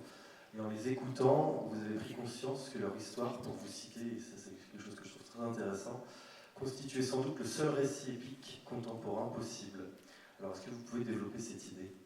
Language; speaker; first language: French; native; French